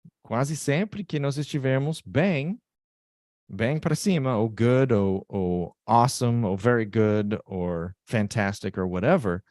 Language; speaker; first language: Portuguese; non-native, fluent; English